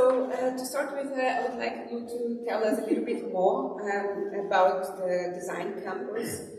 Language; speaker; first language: English; non-native, fluent; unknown